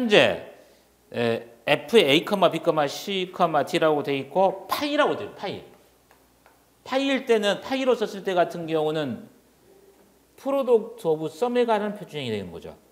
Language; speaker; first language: Korean; native; Korean